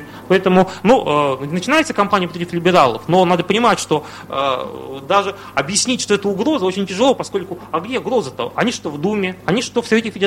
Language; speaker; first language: Russian; native; Russian